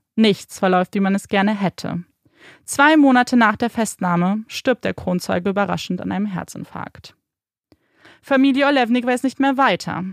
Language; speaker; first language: German; native; German